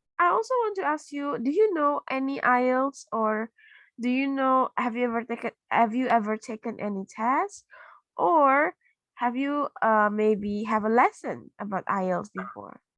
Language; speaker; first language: English; non-native, fluent; Indonesian